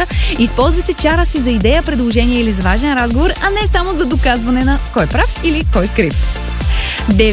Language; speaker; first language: Bulgarian; native; Bulgarian